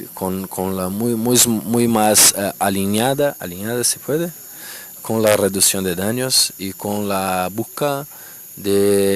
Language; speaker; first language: Spanish; non-native, fluent; Portuguese